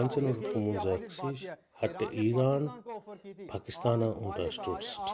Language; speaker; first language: German; non-native, learner; Urdu